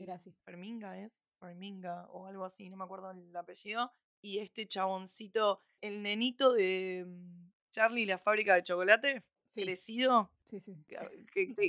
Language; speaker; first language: Spanish; native; Spanish